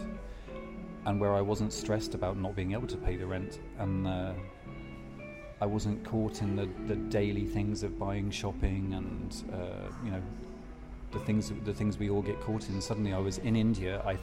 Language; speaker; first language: English; native; English